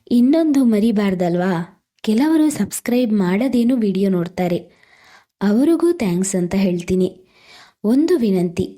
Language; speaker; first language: Kannada; non-native, local second language; Tulu